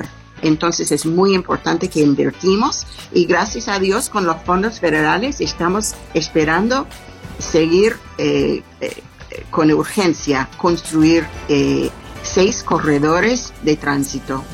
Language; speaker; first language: Spanish; non-native, fluent; English